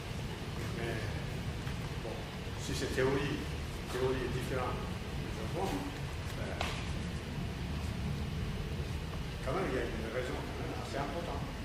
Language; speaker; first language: French; non-native, learner; Japanese